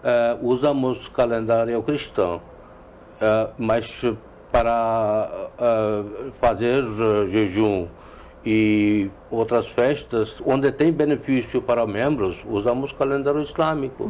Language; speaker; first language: Portuguese; non-native, learner; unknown